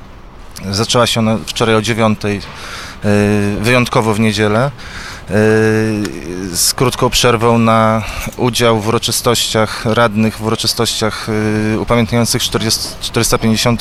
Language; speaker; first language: Polish; native; Polish